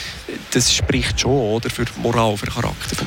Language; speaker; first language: German; native; German